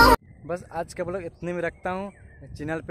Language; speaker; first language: Hindi; non-native, local second language; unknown